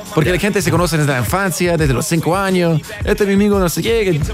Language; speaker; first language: Spanish; non-native, fluent; English